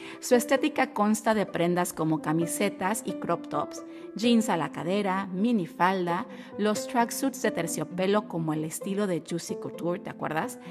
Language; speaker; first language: Spanish; native; Spanish